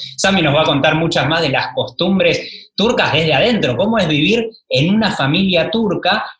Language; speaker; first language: Spanish; native; Spanish